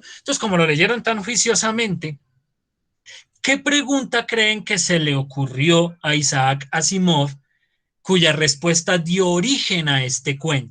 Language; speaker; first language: Spanish; native; Spanish